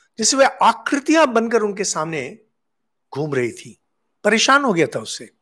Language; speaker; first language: Hindi; non-native, local second language; Bangla